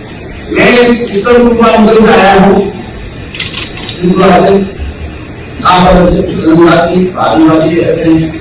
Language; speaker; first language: Hindi; non-native, learner; Bangla